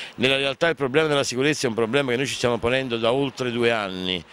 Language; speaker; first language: Italian; native; Italian